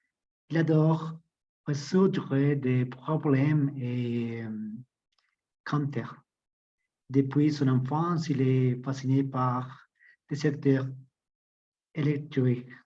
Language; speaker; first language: French; non-native, learner; Spanish